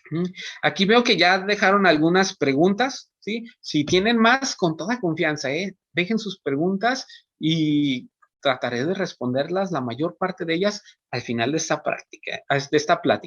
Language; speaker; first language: Spanish; native; Spanish